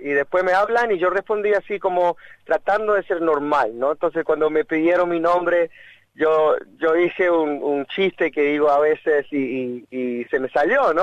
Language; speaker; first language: Spanish; early bilingual, heritage; Spanish